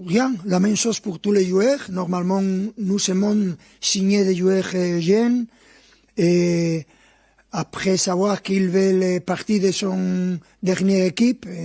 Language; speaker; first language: French; non-native, fluent; Spanish